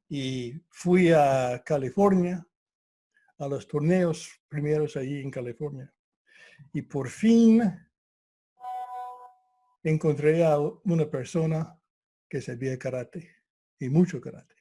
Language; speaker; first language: Spanish; non-native, fluent; English